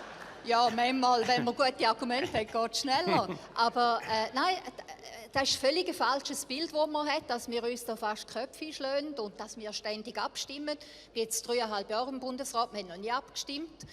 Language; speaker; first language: German; native; German